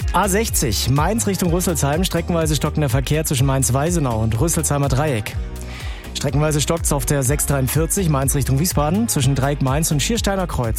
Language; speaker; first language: German; native; German